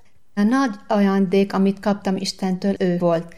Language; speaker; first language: Hungarian; non-native, learner; Arabic